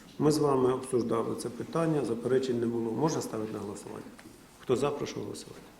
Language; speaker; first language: Ukrainian; non-native, local second language; Russian